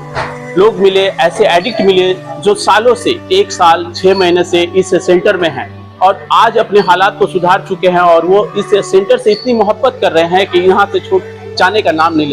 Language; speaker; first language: Hindi; native; Hindi